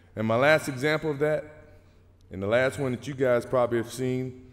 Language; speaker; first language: English; native; English